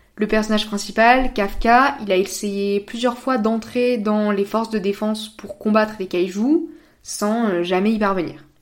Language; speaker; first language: French; native; French